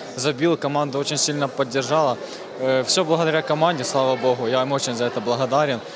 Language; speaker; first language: Russian; native; Russian